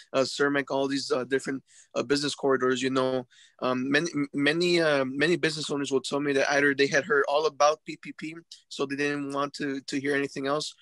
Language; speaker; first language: English; early bilingual, other home language; Spanish